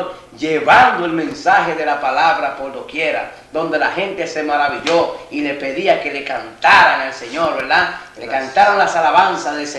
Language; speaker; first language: Spanish; native; Spanish